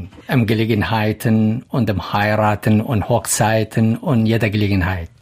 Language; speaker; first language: German; non-native, learner; Central Kurdish